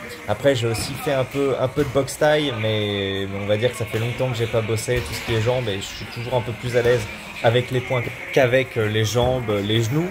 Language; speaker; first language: French; native; French